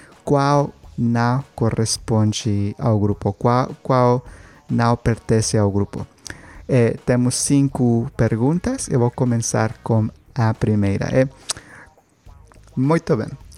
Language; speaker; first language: Portuguese; non-native, learner; Spanish